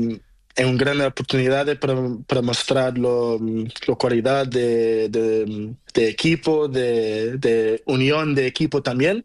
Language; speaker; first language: Spanish; non-native, learner; Portuguese